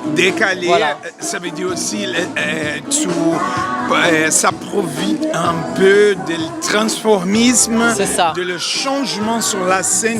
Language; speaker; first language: French; non-native, learner; Portuguese